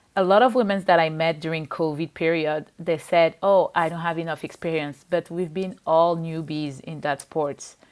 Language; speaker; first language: English; non-native, fluent; French